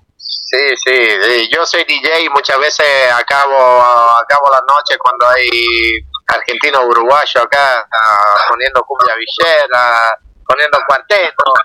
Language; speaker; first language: Spanish; non-native, fluent; Italian